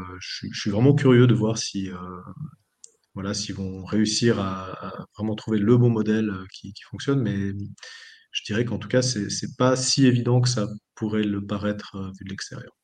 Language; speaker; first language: French; native; French